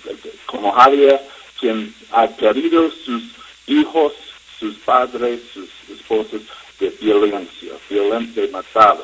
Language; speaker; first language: Spanish; non-native, learner; English